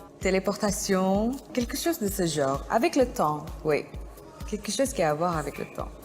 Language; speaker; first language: French; non-native, fluent; Indonesian